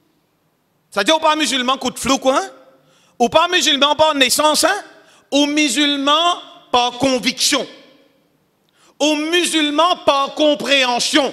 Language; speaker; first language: French; non-native, local second language; Morisyen